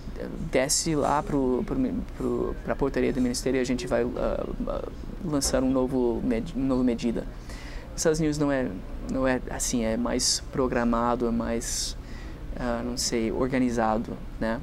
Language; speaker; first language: Portuguese; non-native, fluent; English